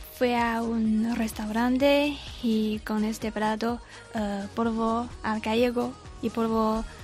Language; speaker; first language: Spanish; non-native, learner; Chinese